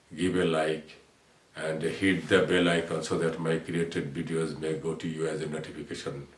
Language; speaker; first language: English; non-native, local second language; Bangla